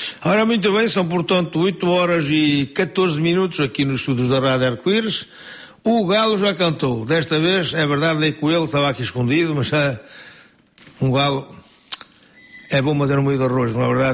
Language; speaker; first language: Portuguese; native; Portuguese